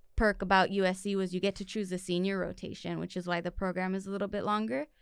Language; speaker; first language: English; native; English